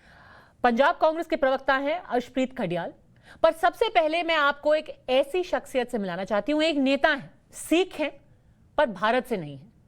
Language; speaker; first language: Hindi; native; Hindi